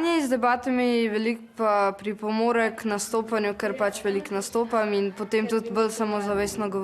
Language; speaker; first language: Slovenian; native; Slovenian